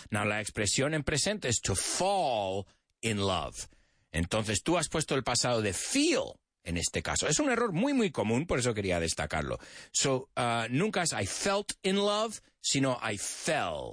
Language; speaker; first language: Spanish; non-native, fluent; English